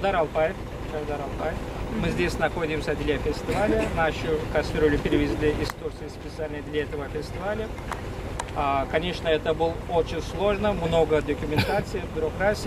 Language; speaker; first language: Russian; non-native, fluent; Turkish